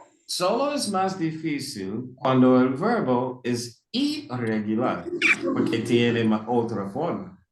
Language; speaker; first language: Spanish; non-native, fluent; English